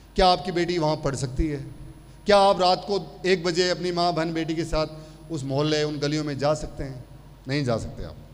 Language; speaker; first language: Hindi; native; Hindi